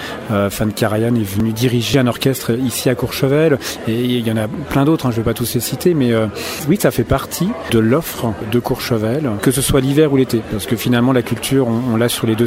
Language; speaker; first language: French; native; French